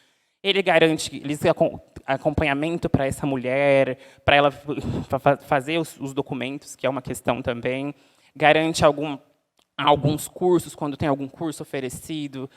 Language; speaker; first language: Portuguese; native; Portuguese